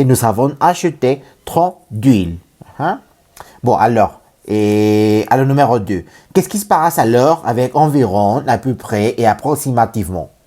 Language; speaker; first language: French; non-native, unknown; Spanish